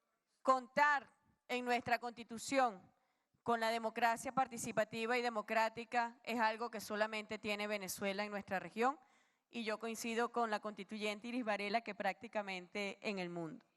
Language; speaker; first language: Spanish; native; Spanish